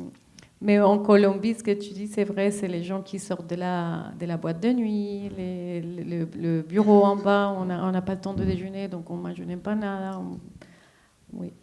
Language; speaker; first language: French; non-native, fluent; Spanish